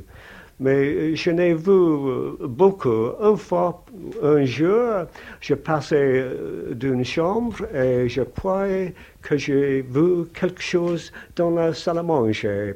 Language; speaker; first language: French; non-native, learner; English